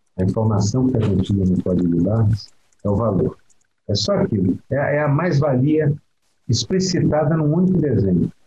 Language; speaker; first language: Portuguese; native; Portuguese